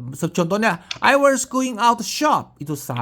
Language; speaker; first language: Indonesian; non-native, fluent; Chinese